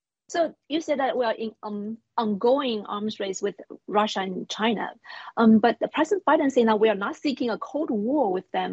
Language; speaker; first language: English; non-native, fluent; Chinese